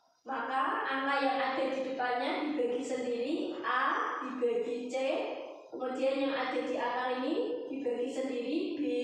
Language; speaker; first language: Indonesian; native; Indonesian